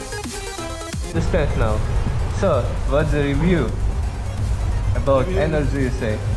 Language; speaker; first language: English; non-native, learner; Russian